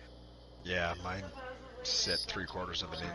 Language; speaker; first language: English; native; English